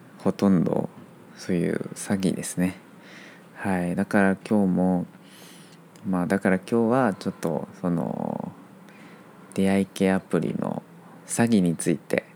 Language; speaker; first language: Japanese; non-native, fluent; Chinese